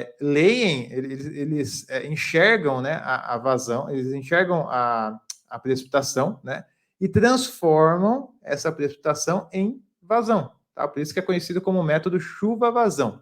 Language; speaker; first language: Portuguese; native; Portuguese